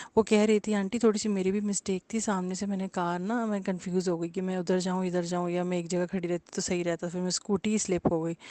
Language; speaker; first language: Hindi; native; Hindi